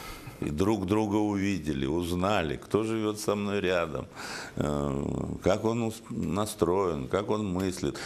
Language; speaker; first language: Russian; native; Russian